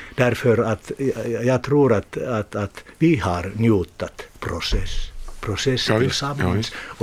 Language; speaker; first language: Swedish; non-native, learner; Finnish